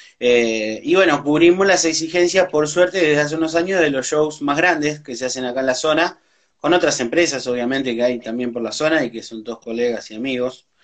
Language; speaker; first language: Spanish; native; Spanish